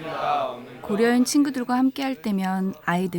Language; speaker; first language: Korean; native; Korean